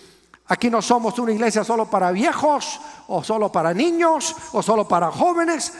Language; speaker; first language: Spanish; native; Spanish